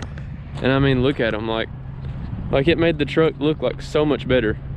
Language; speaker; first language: English; native; English